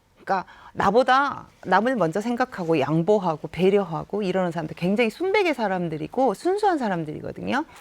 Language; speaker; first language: Korean; native; Korean